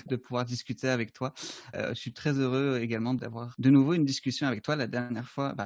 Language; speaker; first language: French; native; French